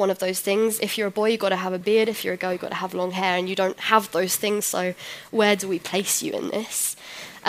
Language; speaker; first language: English; native; English